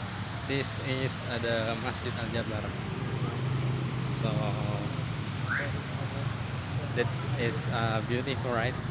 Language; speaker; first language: English; non-native, learner; Indonesian